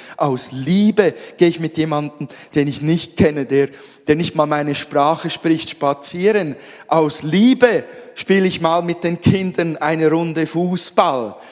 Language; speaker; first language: German; native; German